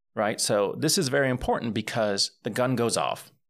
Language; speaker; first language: English; early bilingual, other home language; Spanish